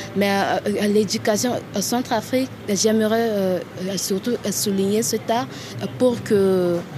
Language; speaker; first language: French; non-native, local second language; Sango